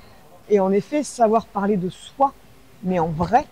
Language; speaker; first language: French; native; French